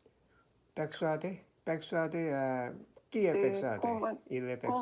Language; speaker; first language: French; non-native, learner; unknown